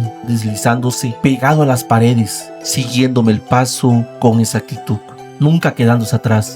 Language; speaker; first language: Spanish; native; Spanish